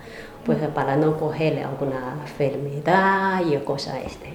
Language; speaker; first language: Spanish; non-native, learner; Chinese